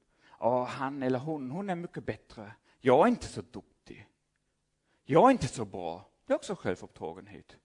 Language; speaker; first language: Swedish; non-native, fluent; German